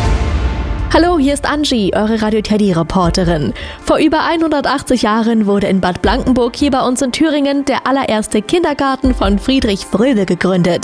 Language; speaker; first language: German; native; German